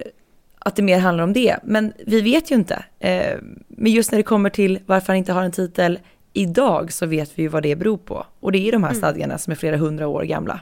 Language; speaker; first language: Swedish; native; Swedish